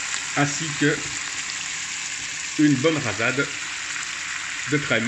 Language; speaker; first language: French; native; French